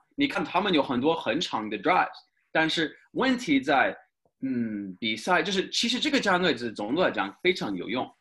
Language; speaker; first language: Chinese; non-native, fluent; English